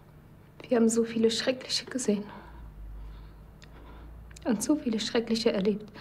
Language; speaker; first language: German; non-native, learner; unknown